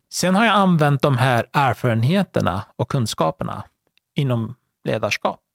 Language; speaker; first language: Swedish; non-native, fluent; Persian